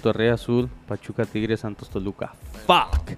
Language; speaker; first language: Spanish; early bilingual, heritage; Spanish